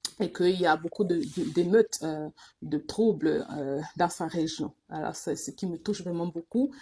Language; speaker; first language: French; non-native, local second language; Duala